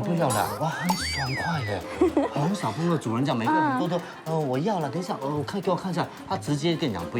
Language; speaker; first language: Chinese; native; Chinese